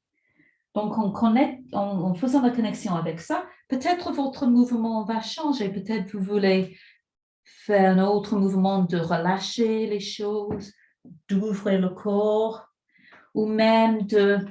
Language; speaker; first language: French; non-native, fluent; English